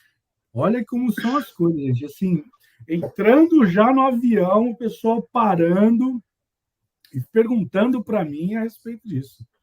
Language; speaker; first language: Portuguese; native; Portuguese